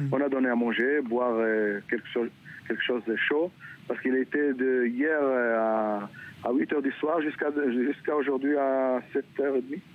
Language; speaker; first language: French; non-native, learner; Hebrew